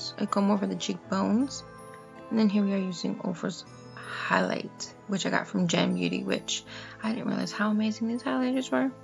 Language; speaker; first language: English; native; English